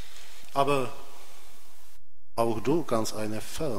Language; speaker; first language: German; non-native, fluent; Czech